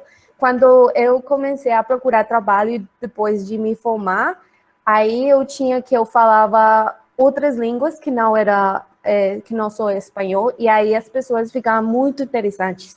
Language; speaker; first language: Portuguese; non-native, learner; Spanish